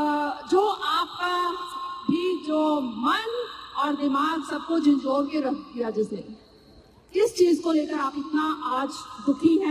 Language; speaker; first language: Hindi; native; Hindi